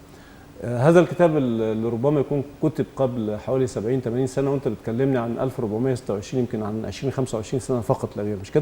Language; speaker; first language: Egyptian Arabic; native; Egyptian Arabic